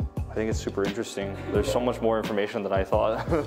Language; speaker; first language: English; native; English